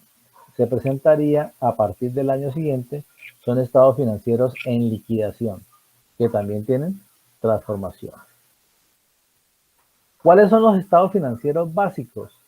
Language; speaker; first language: Spanish; native; Spanish